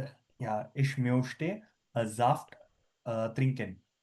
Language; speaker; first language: German; non-native, learner; Urdu